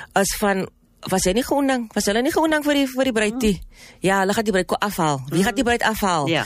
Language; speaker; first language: Afrikaans; non-native, local second language; English